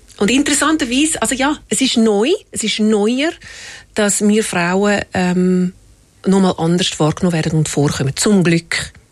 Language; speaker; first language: German; native; German